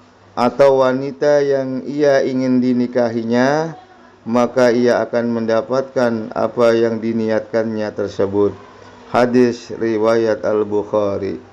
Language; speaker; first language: Indonesian; native; Indonesian